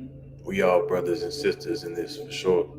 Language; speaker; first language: English; native; English